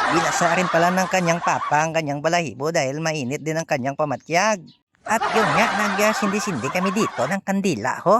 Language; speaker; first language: Filipino; non-native, local second language; Hiligaynon